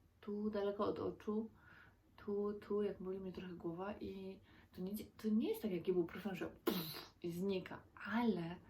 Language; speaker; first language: Polish; native; Polish